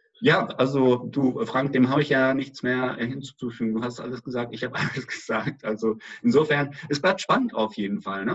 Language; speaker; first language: German; native; German